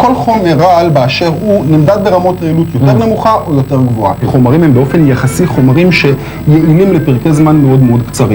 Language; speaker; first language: Hebrew; native; Hebrew